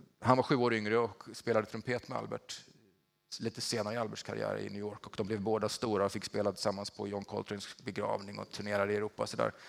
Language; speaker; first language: Swedish; native; Swedish